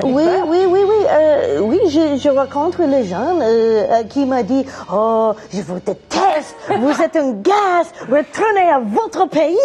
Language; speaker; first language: French; non-native, learner; English